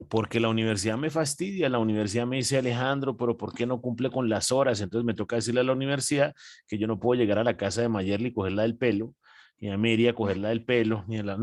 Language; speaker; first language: Spanish; native; Spanish